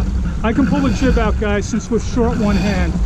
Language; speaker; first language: English; native; English